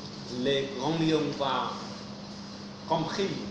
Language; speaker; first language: French; non-native, fluent; Vietnamese